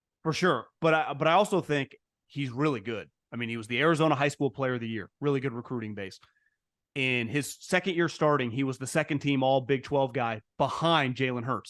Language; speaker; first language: English; native; English